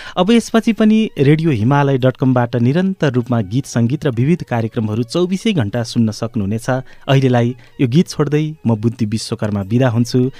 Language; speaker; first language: Nepali; native; Nepali